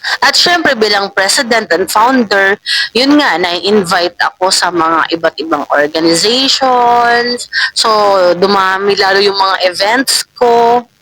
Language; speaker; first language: Filipino; non-native, local second language; Waray